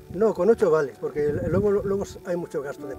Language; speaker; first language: Spanish; native; Spanish